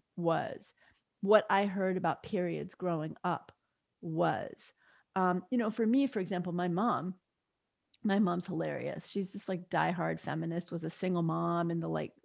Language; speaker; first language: English; native; English